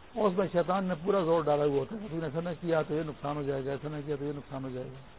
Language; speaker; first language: Urdu; non-native, local second language; Pashto